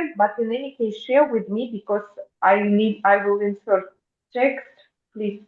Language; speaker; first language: English; non-native, fluent; Russian